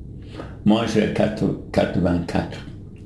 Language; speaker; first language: French; non-native, fluent; English